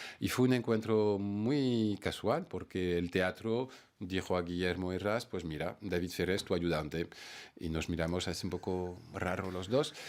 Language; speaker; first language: Spanish; non-native, fluent; French